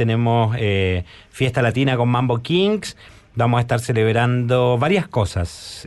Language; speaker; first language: Spanish; native; Spanish